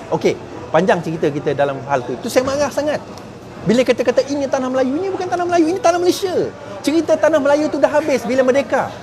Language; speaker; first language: Malay; native; Malay